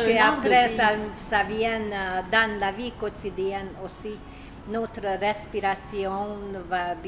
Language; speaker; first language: French; non-native, learner; Hungarian